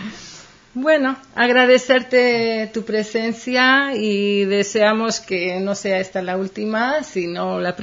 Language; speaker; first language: Spanish; native; Spanish